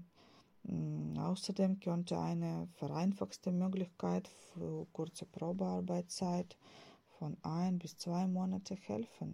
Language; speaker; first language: German; non-native, fluent; Ukrainian